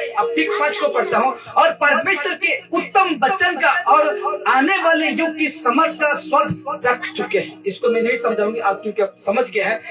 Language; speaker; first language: Hindi; non-native, local second language; Odia